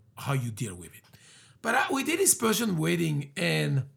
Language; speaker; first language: English; early bilingual, other home language; French